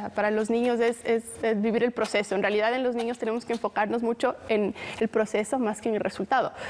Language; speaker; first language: Spanish; native; Spanish